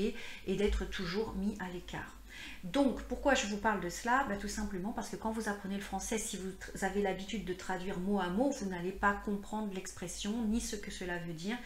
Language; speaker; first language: French; native; French